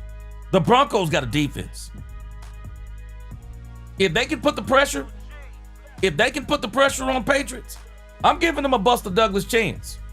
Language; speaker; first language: English; native; English